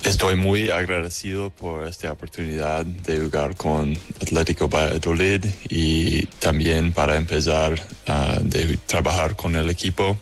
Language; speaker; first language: Spanish; non-native, learner; English